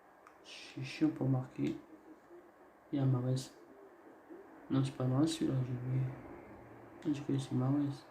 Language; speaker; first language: French; non-native, learner; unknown